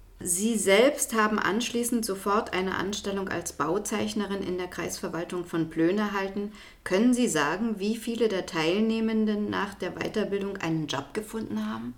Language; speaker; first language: German; native; German